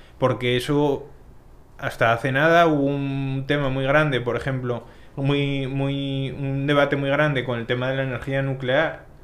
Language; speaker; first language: Spanish; native; Spanish